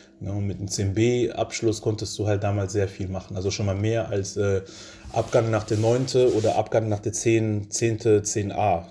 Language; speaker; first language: German; early bilingual, other home language; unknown